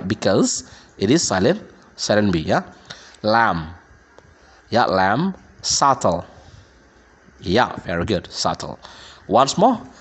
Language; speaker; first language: English; non-native, fluent; Indonesian